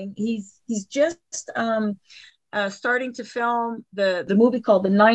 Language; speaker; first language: English; non-native, fluent; French